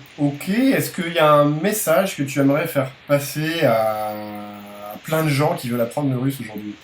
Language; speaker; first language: French; native; French